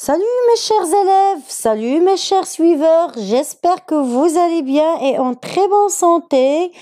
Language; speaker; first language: French; non-native, local second language; Arabic